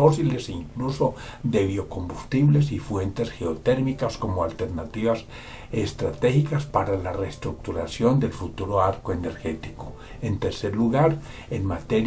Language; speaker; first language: Spanish; native; Spanish